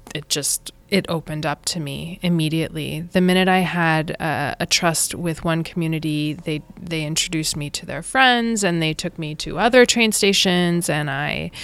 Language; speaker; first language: English; native; English